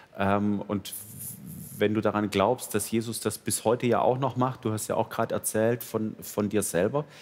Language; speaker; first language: German; native; German